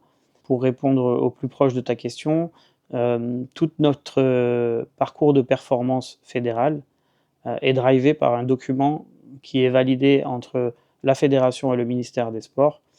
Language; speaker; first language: French; native; French